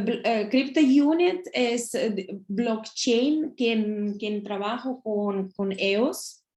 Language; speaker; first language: Spanish; non-native, learner; Russian